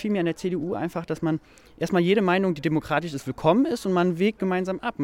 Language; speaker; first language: German; native; German